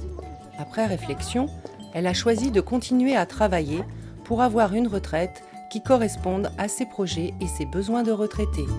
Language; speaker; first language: French; native; French